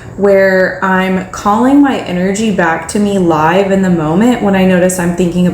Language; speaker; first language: English; native; English